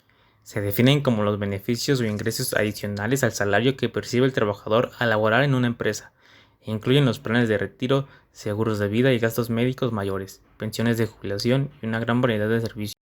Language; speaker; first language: Spanish; native; Spanish